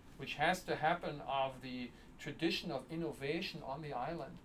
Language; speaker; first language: English; non-native, fluent; German